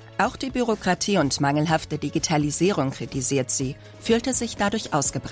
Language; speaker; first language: German; native; German